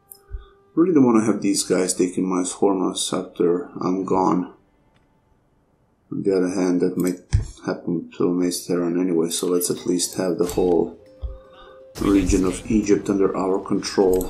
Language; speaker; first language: English; non-native, fluent; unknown